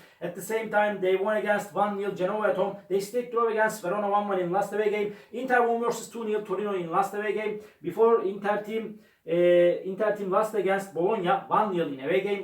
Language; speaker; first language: English; non-native, learner; Turkish